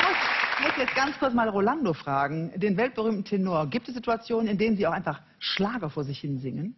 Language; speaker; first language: German; native; German